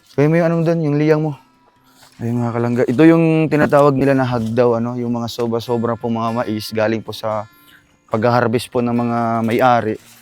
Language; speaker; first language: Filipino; non-native, local second language; Cebuano